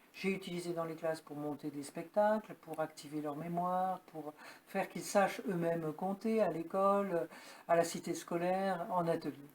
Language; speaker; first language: French; native; French